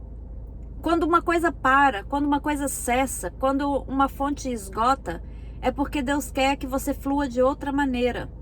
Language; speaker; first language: Portuguese; native; Portuguese